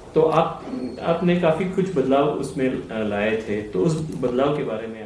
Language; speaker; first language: Hindi; non-native, local second language; Marathi